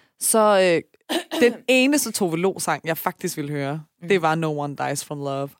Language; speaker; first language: Danish; native; Danish